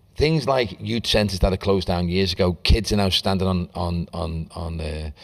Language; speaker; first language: English; native; English